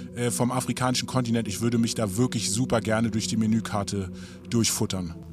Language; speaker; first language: German; native; German